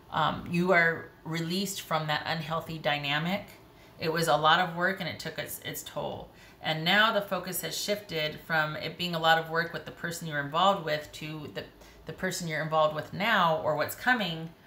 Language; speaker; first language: English; native; English